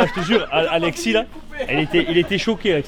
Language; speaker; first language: French; native; French